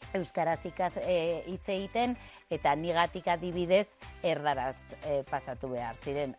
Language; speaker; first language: Basque; non-native, local second language; Spanish